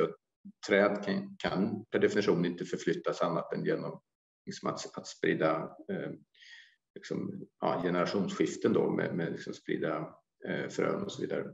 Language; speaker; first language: Swedish; native; Swedish